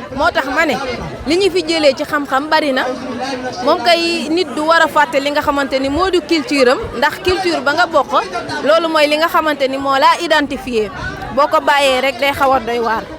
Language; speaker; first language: Wolof; native; Wolof